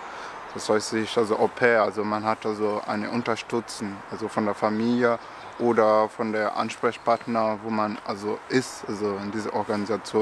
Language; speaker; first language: German; non-native, fluent; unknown